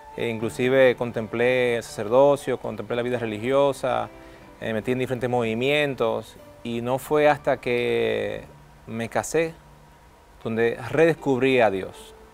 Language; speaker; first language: Spanish; early bilingual, heritage; Spanish